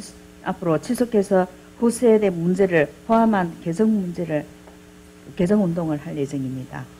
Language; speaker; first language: Korean; native; Korean